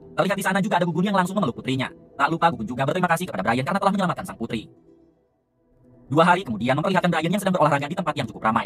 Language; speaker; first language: Indonesian; native; Indonesian